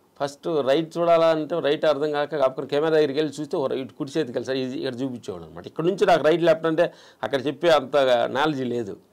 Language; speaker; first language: Telugu; native; Telugu